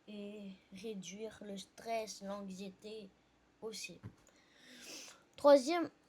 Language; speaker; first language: French; non-native, learner; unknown